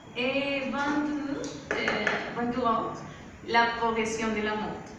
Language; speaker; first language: French; non-native, learner; Spanish